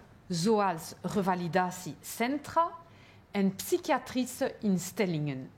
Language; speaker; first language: Dutch; non-native, local second language; French